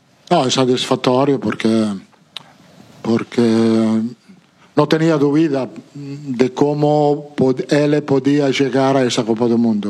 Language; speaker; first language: Portuguese; non-native, fluent; Italian